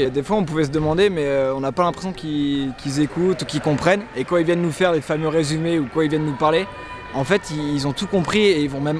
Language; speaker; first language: French; native; French